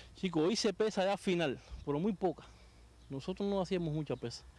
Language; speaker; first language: Spanish; native; Spanish